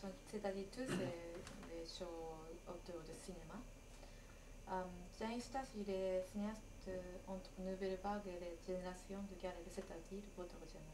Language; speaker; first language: French; non-native, learner; Japanese